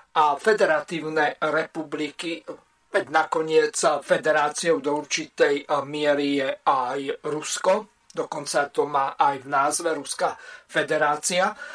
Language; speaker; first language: Slovak; native; Slovak